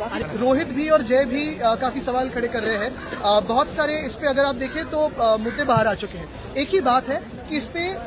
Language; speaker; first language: Hindi; non-native, local second language; Marathi